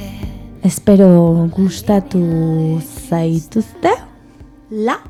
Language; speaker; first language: Basque; non-native, learner; Spanish